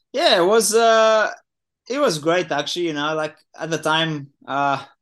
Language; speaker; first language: English; non-native, fluent; Portuguese